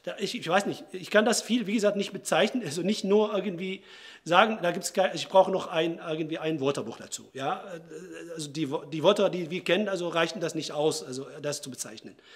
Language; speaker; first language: German; non-native, fluent; Arabic